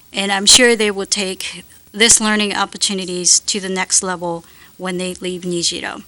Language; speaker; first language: English; non-native, fluent; Japanese